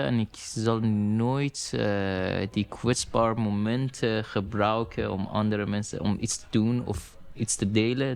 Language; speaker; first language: Dutch; non-native, learner; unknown